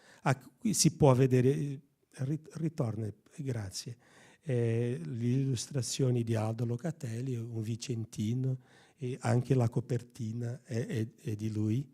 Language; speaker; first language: Italian; non-native, fluent; Portuguese